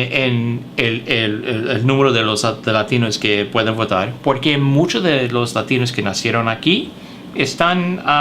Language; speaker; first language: Spanish; early bilingual, heritage; English